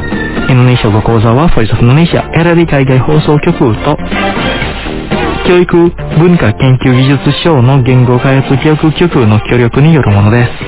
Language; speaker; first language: Japanese; non-native, fluent; Indonesian